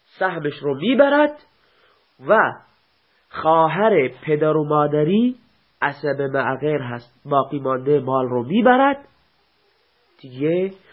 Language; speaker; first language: Persian; non-native, local second language; Baluchi